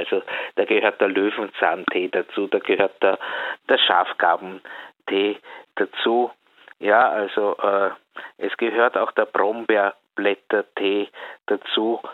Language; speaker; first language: German; native; German